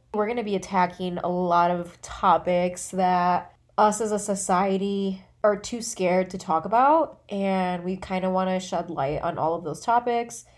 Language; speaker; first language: English; native; English